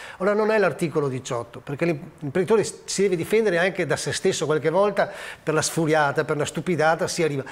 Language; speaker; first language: Italian; native; Italian